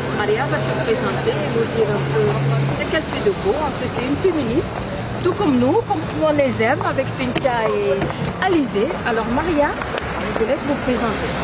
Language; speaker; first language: French; non-native, local second language; Wolof